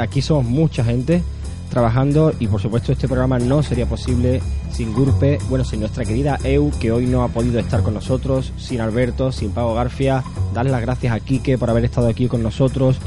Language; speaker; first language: Spanish; native; Spanish